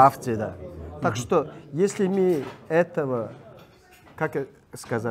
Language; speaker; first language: Russian; non-native, learner; Mongolian